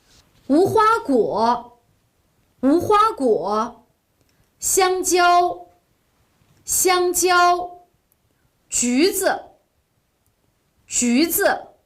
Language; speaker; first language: Chinese; non-native, local second language; Uyghur